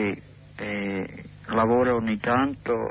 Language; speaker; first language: Italian; non-native, learner; English